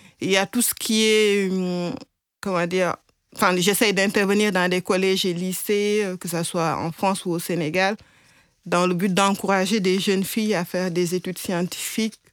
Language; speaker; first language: French; non-native, local second language; Wolof